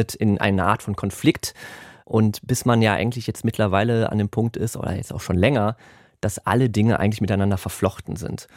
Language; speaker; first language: German; native; German